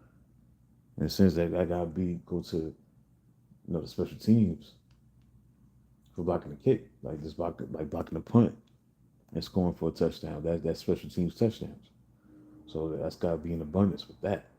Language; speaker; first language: English; native; English